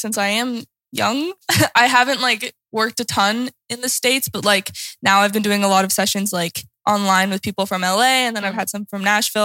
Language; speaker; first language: English; native; English